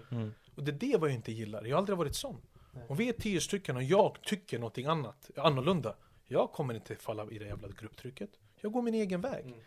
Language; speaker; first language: Swedish; early bilingual, other home language; Serbian